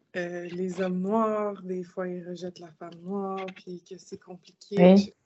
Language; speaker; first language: French; native; French